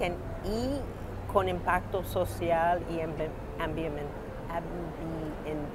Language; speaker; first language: Spanish; non-native, fluent; English